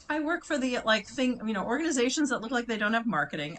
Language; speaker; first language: English; native; English